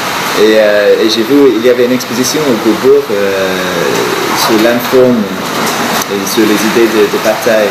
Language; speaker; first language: French; non-native, fluent; English